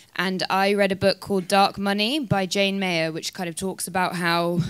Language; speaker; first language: English; native; English